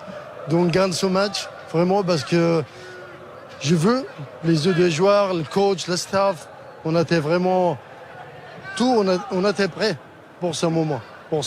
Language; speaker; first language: French; non-native, learner; Spanish